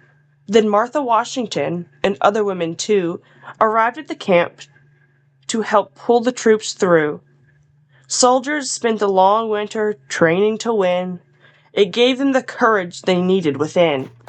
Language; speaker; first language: English; native; English